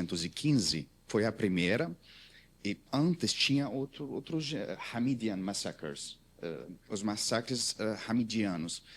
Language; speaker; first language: Portuguese; non-native, learner; Armenian